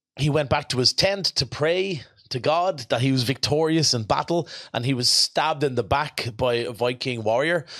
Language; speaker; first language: English; native; English